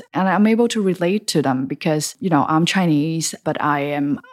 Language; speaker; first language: English; early bilingual, other home language; Chinese